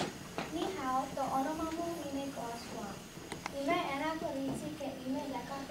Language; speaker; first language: Greek; early bilingual, heritage; Greek